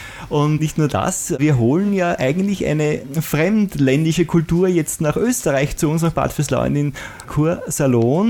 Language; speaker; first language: German; native; German